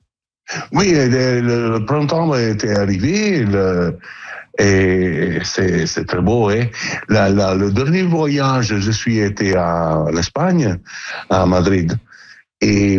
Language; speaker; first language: French; non-native, learner; Italian